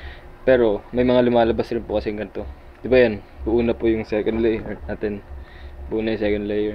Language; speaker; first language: Filipino; native; Filipino